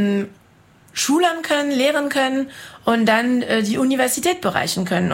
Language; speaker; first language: German; non-native, fluent; French